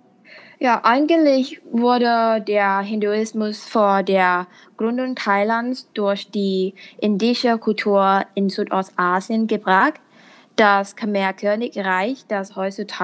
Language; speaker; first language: German; non-native, fluent; Thai